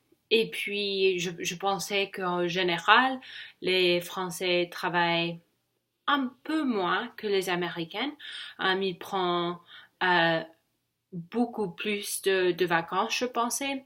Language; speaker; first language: French; non-native, learner; English